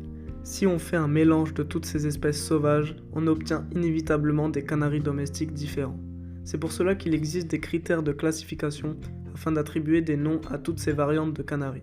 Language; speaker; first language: French; native; French